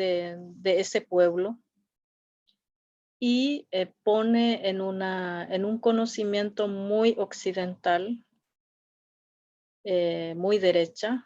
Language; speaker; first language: Spanish; non-native, local second language; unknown